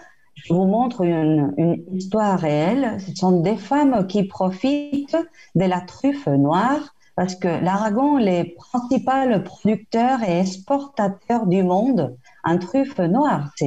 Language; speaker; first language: French; non-native, fluent; Spanish